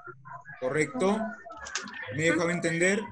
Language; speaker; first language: Spanish; native; Spanish